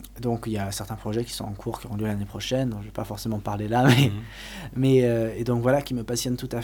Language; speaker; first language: French; native; French